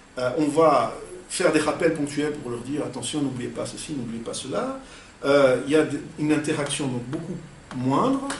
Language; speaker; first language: French; non-native, fluent; Portuguese